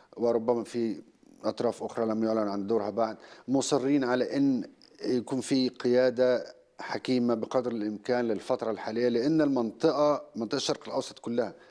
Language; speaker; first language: Arabic; native; Arabic